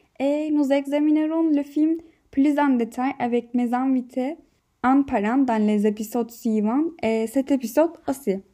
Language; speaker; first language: French; non-native, learner; Turkish